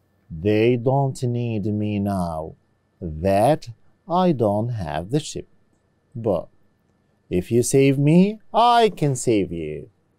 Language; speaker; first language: English; non-native, fluent; Arabic